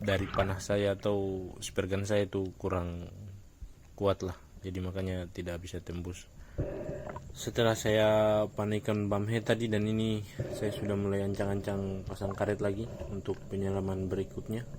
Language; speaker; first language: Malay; non-native, local second language; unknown